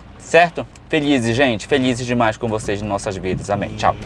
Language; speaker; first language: Portuguese; native; Portuguese